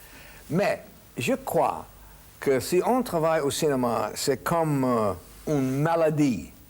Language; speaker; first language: French; non-native, fluent; English